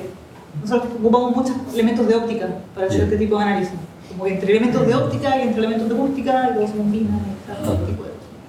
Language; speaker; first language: Spanish; native; Spanish